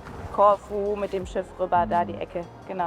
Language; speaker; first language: German; native; German